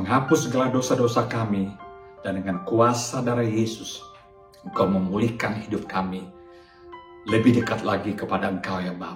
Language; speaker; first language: Indonesian; native; Indonesian